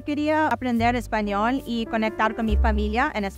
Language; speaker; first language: Spanish; non-native, fluent; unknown